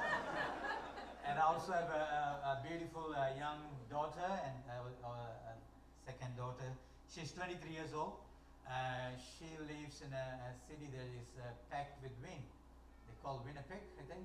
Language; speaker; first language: English; non-native, local second language; Tamil